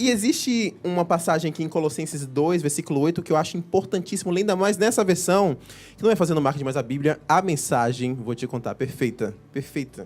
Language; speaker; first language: Portuguese; native; Portuguese